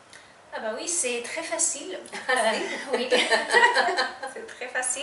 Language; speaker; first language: French; non-native, fluent; Spanish